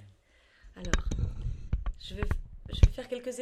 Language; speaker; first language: French; native; French